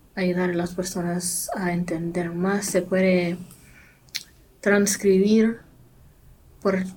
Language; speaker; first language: Spanish; non-native, learner; English